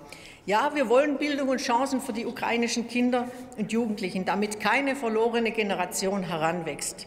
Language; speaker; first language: German; native; German